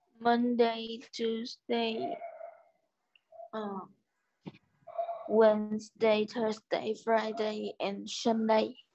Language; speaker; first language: English; non-native, learner; Vietnamese